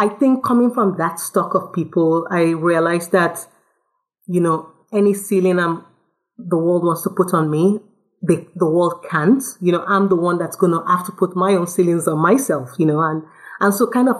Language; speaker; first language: English; non-native, local second language; Yoruba